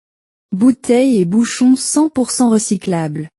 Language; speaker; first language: French; non-native, learner; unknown